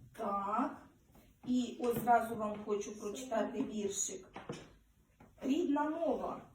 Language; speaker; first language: Ukrainian; native; Ukrainian